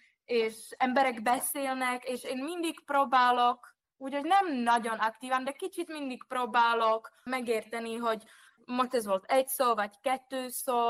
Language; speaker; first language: Hungarian; non-native, fluent; Czech